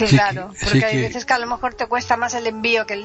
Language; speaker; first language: Spanish; native; Spanish